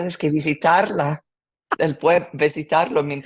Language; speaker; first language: Spanish; non-native, learner; English